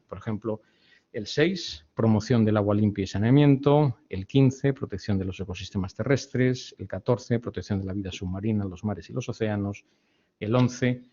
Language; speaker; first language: Spanish; native; Spanish